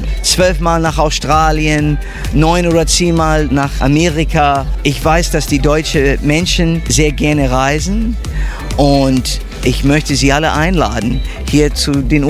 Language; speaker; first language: German; non-native, fluent; English